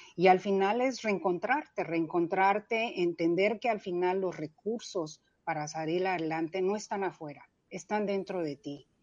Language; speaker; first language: Spanish; early bilingual, other home language; Cantonese